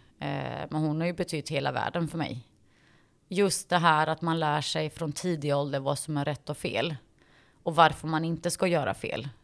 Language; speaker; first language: Swedish; early bilingual, other home language; Bosnian